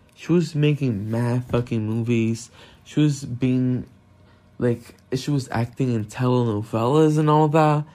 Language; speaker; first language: English; non-native, fluent; Portuguese